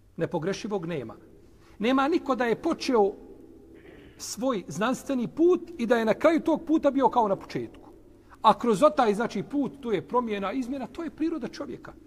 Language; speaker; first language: Bosnian; native; Bosnian